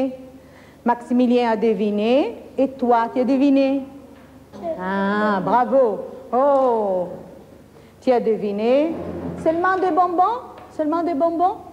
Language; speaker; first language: French; non-native, fluent; Italian